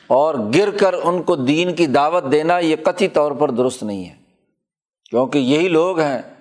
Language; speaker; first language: Urdu; non-native, local second language; Punjabi